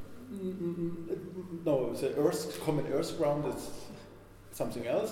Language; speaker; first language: English; non-native, fluent; German